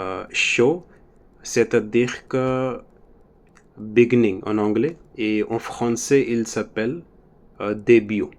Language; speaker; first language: French; non-native, learner; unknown